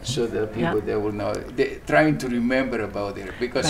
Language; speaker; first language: English; early bilingual, other home language; Italian